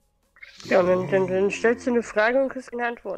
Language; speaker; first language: German; native; German